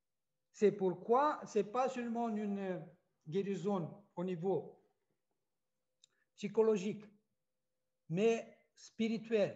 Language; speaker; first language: French; non-native, fluent; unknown